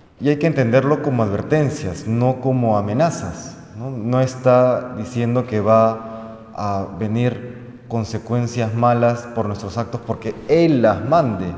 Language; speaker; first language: Spanish; native; Spanish